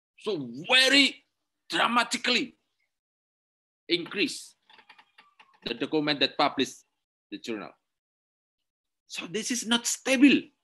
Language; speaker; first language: English; non-native, learner; Indonesian